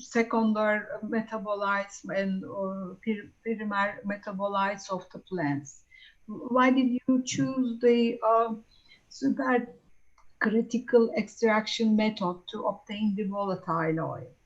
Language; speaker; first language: English; non-native, fluent; Turkish